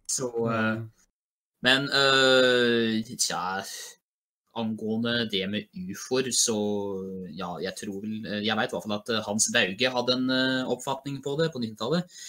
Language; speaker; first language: Norwegian; native; Norwegian